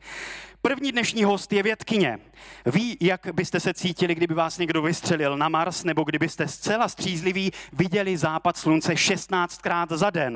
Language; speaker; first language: Czech; native; Czech